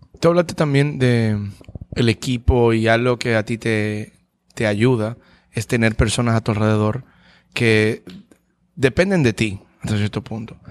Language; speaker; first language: Spanish; native; Spanish